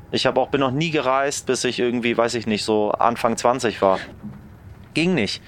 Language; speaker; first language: German; early bilingual, other home language; Persian